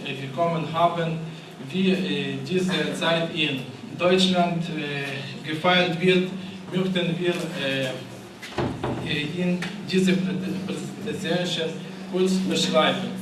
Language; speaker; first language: German; non-native, learner; Ukrainian